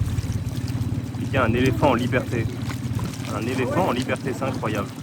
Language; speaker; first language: French; native; French